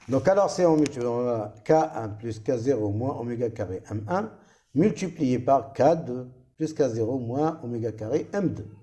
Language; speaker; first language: French; non-native, local second language; Arabic